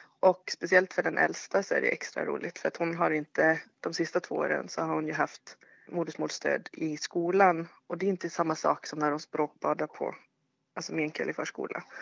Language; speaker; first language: Swedish; native; Swedish